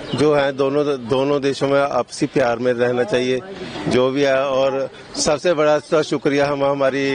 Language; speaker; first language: Urdu; non-native, local second language; Punjabi